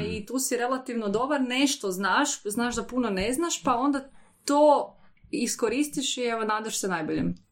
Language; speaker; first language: Croatian; native; Croatian